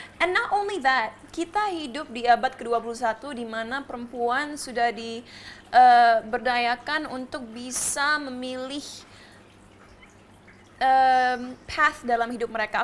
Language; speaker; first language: Indonesian; early bilingual, heritage; Indonesian